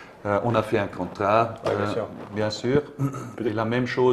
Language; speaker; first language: French; non-native, learner; German